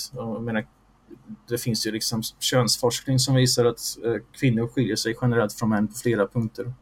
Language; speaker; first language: Swedish; early bilingual, other home language; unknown